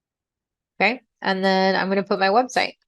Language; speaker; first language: English; native; English